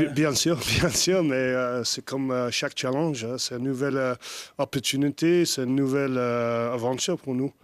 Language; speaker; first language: French; non-native, fluent; English